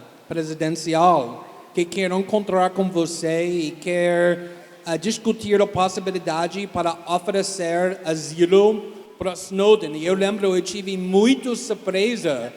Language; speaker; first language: Portuguese; non-native, fluent; English